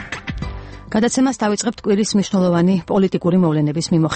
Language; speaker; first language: Georgian; native; Georgian